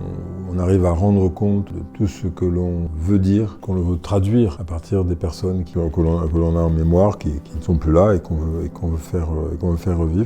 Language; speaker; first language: French; native; French